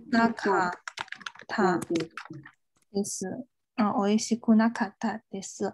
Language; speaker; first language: Japanese; non-native, fluent; Chinese